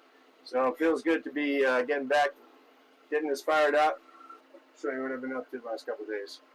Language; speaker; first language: English; native; English